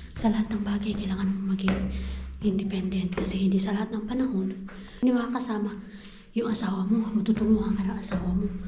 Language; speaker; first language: Filipino; native; Filipino